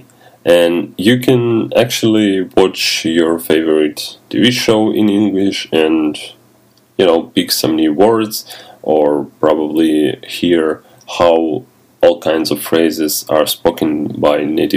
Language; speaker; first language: English; non-native, fluent; Russian